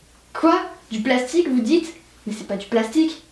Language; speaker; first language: French; native; French